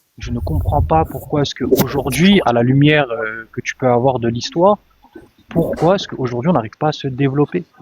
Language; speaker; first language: French; early bilingual, other home language; Arabic